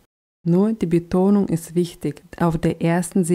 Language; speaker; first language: German; non-native, fluent; Russian